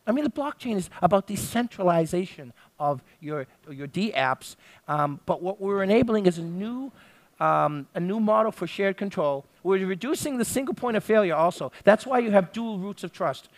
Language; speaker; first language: English; native; English